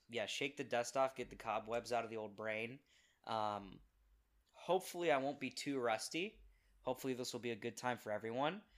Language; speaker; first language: English; native; English